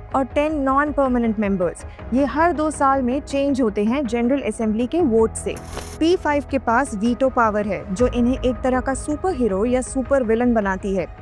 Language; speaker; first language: Hindi; native; Hindi